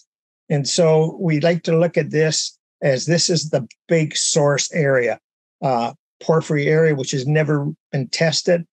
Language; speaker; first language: English; native; English